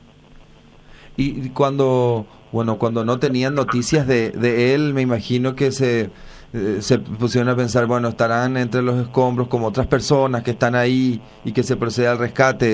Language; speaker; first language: Spanish; native; Spanish